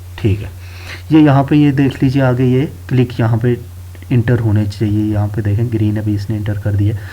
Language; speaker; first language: Urdu; non-native, local second language; Punjabi